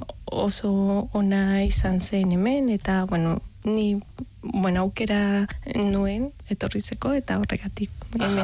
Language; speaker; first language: Basque; non-native, learner; Spanish